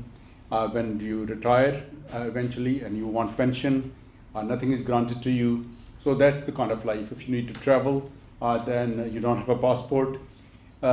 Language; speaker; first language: English; non-native, local second language; Urdu